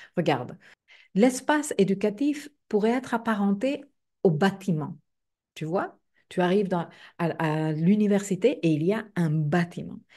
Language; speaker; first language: French; non-native, fluent; Spanish